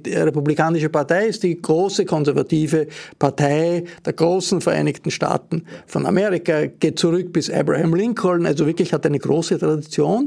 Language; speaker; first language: German; native; German